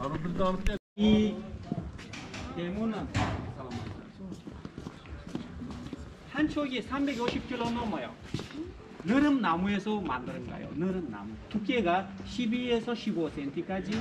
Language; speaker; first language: Korean; non-native, fluent; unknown